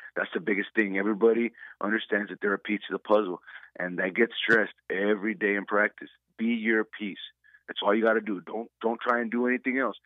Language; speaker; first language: English; native; English